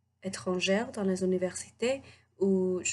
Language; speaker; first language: French; non-native, learner; English